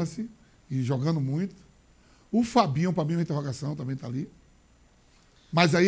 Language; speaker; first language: Portuguese; native; Portuguese